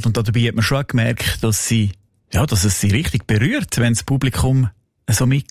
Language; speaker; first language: German; native; German